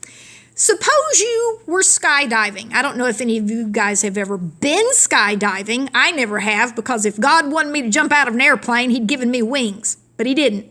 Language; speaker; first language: English; native; English